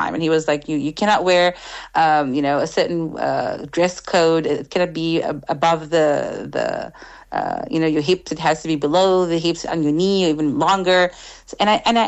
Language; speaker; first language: English; non-native, fluent; Arabic